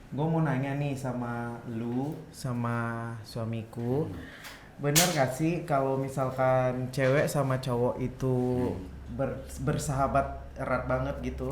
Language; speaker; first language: Indonesian; native; Indonesian